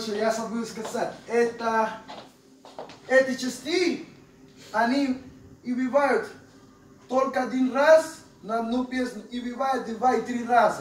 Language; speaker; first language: Russian; non-native, fluent; Spanish